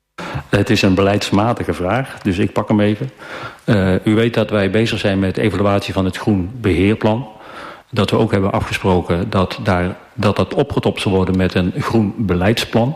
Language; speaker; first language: Dutch; native; Dutch